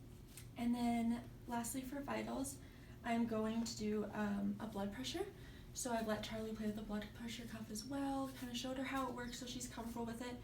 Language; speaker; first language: English; native; English